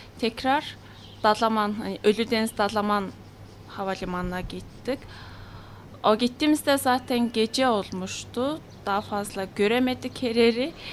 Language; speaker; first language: Turkish; non-native, fluent; Mongolian